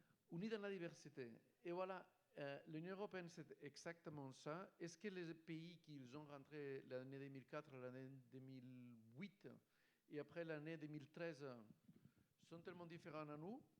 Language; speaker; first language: French; non-native, fluent; Spanish